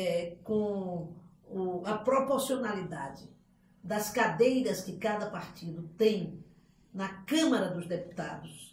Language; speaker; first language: Portuguese; native; Portuguese